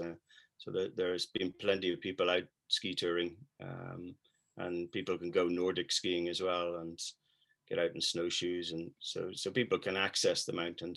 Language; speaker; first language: English; native; English